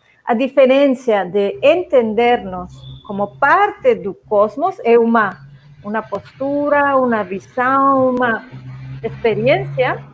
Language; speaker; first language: Portuguese; non-native, fluent; Spanish